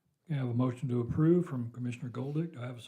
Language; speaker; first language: English; native; English